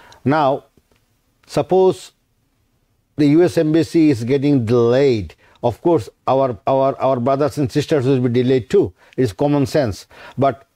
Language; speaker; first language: English; non-native, local second language; Bangla